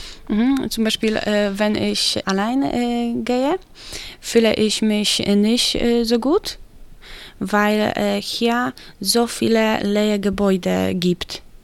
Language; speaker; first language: German; non-native, learner; Polish